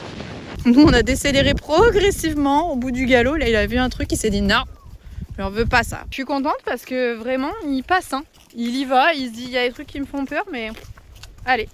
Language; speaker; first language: French; native; French